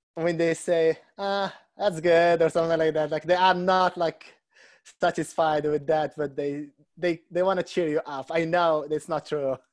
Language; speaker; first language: English; non-native, fluent; Arabic